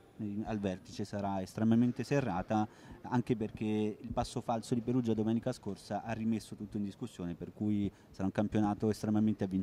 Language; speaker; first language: Italian; native; Italian